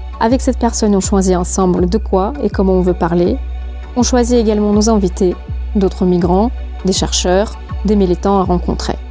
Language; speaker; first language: French; non-native, fluent; Russian